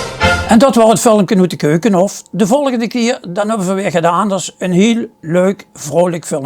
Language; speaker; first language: Dutch; native; Dutch